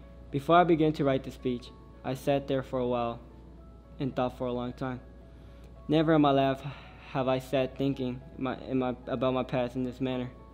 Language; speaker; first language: English; early bilingual, other home language; Spanish